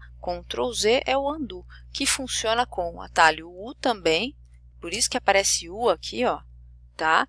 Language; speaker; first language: Portuguese; native; Portuguese